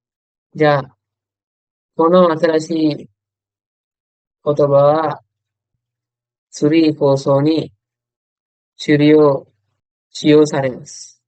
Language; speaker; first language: Japanese; non-native, fluent; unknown